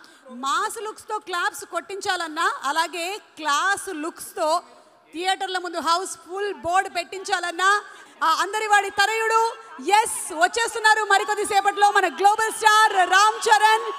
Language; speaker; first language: Telugu; native; Telugu